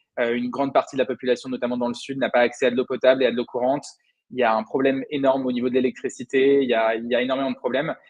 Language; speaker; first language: French; native; French